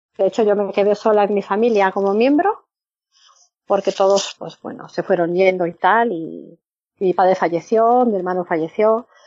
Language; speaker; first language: Spanish; native; Spanish